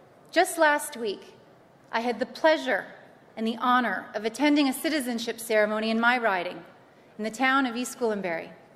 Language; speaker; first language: English; native; English